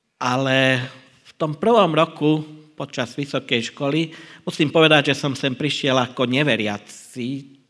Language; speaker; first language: Slovak; non-native, local second language; Hungarian